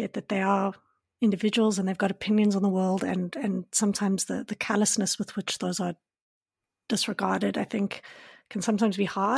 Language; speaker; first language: English; native; English